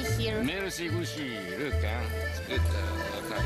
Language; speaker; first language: English; non-native, learner; Dutch